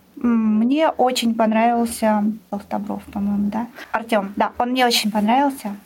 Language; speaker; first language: Russian; native; Russian